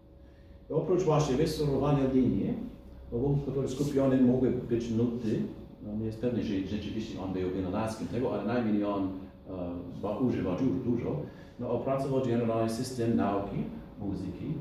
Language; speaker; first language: Polish; non-native, fluent; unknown